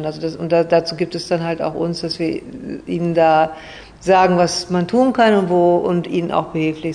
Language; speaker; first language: German; native; German